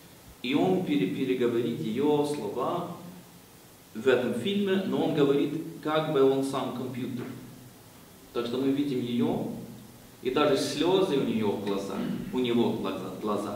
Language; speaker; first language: Russian; non-native, fluent; Swedish